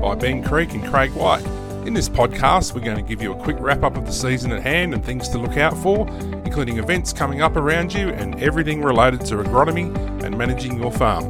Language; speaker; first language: English; native; English